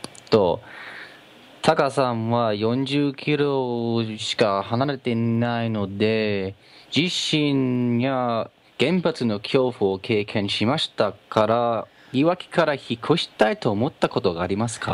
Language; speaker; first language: Japanese; non-native, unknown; English